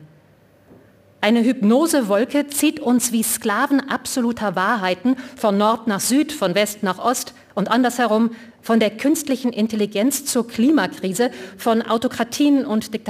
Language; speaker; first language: German; native; German